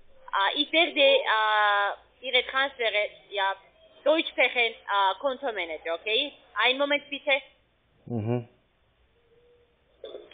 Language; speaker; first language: German; non-native, learner; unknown